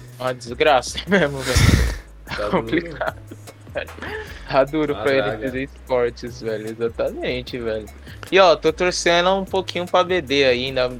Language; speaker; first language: Portuguese; native; Portuguese